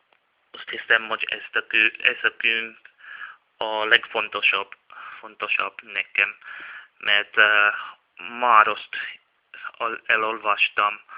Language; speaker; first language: Hungarian; non-native, learner; Czech